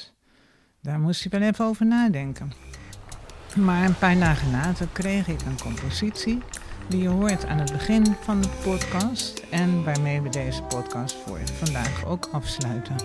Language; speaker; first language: Dutch; native; Dutch